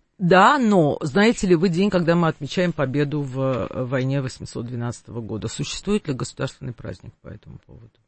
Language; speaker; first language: Russian; non-native, local second language; Armenian